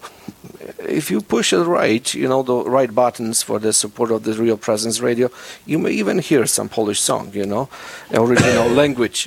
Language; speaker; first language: English; non-native, fluent; Polish